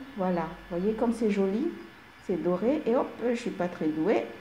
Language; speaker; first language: French; non-native, local second language; Malagasy